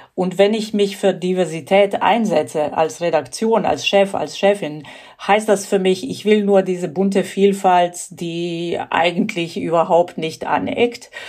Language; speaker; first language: German; non-native, fluent; Croatian